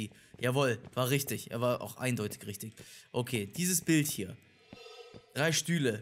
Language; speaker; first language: German; native; German